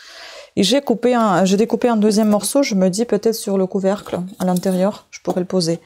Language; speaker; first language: French; native; French